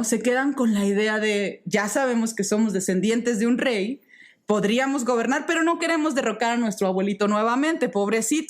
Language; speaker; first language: Spanish; native; Spanish